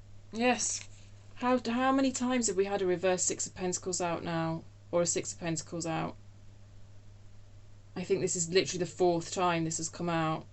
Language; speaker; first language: English; native; English